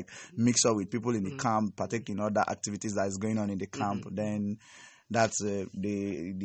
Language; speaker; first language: English; non-native, local second language; Igbo